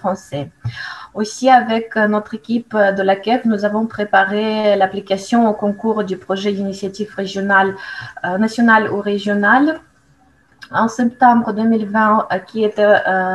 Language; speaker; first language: French; non-native, fluent; Russian